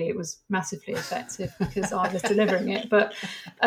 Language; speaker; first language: English; native; English